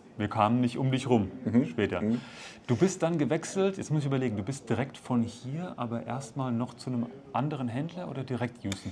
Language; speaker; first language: German; native; German